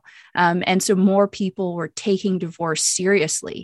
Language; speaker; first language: English; native; English